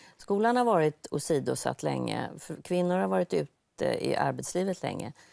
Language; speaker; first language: Swedish; native; Swedish